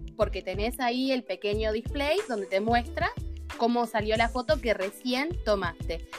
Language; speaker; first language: Spanish; native; Spanish